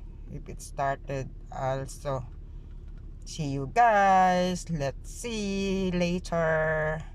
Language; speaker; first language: English; non-native, local second language; Filipino